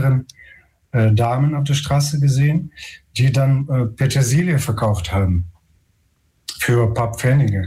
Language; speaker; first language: German; non-native, fluent; Ukrainian